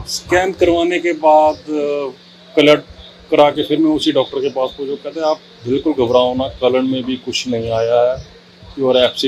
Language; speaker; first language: Hindi; native; Hindi